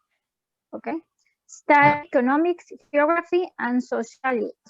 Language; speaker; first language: English; non-native, learner; Spanish